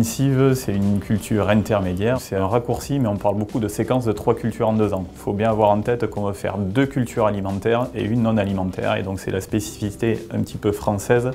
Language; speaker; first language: French; native; French